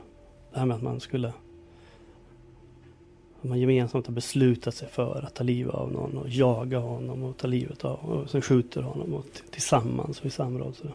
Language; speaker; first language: Swedish; native; Swedish